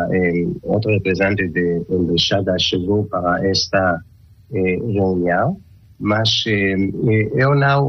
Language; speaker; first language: Portuguese; non-native, learner; Hebrew